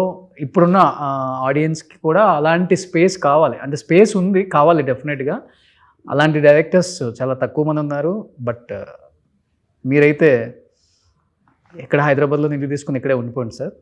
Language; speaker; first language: Telugu; native; Telugu